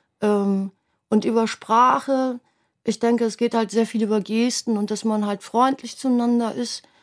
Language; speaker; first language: German; native; German